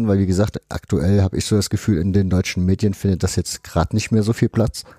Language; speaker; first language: German; native; German